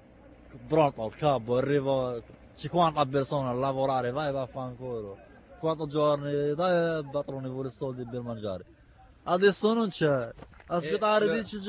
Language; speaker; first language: Italian; non-native, learner; Arabic